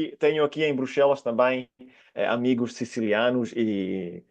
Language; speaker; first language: Portuguese; non-native, fluent; Italian